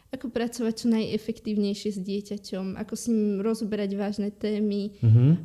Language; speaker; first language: Slovak; native; Slovak